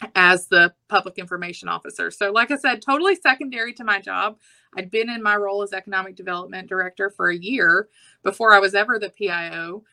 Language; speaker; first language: English; native; English